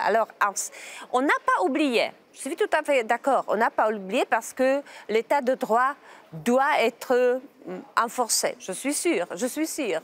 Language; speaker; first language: French; non-native, learner; Czech